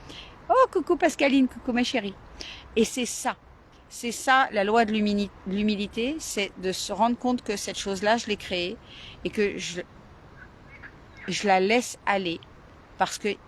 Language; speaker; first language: French; native; French